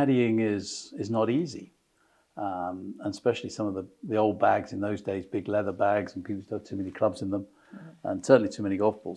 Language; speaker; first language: English; native; English